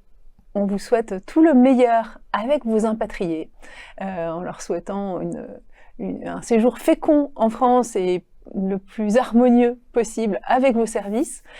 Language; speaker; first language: French; native; French